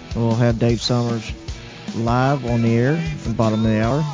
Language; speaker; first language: English; native; English